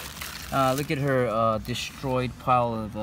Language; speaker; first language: English; native; English